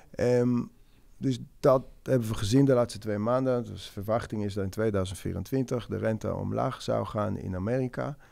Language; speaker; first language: Dutch; non-native, fluent; Hebrew